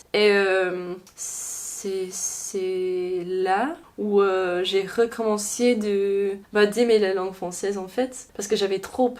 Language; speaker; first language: French; non-native, fluent; English